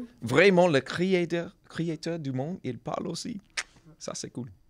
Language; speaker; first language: French; non-native, learner; English